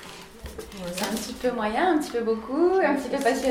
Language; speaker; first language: French; native; French